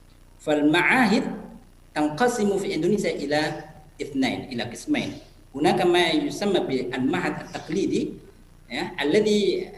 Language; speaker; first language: Arabic; non-native, fluent; Indonesian